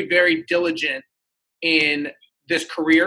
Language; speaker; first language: English; native; English